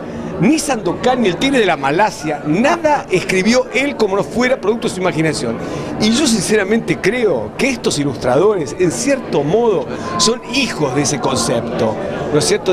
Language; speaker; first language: Spanish; native; Spanish